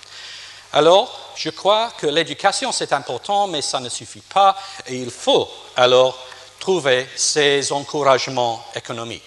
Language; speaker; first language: French; non-native, fluent; English